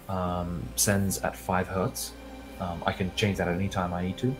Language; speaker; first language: English; native; English